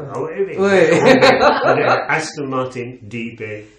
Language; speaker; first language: French; non-native, learner; English